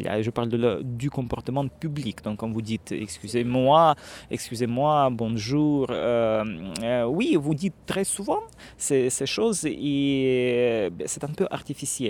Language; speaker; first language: French; non-native, fluent; Russian